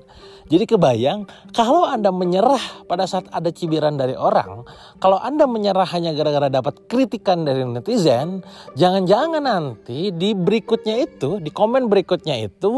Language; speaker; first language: Indonesian; native; Indonesian